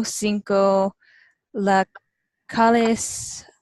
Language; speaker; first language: Spanish; non-native, learner; English